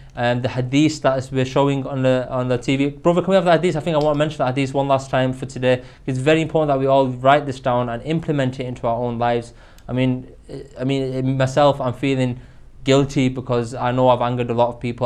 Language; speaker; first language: English; native; English